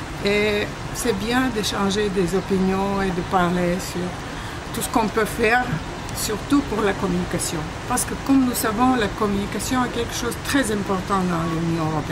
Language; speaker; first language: French; non-native, fluent; Bulgarian